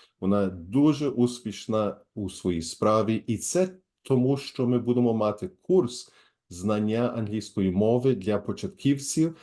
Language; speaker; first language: Ukrainian; early bilingual, heritage; Ukrainian